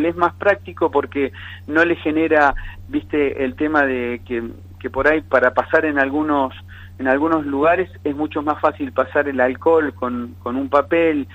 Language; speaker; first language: Spanish; native; Spanish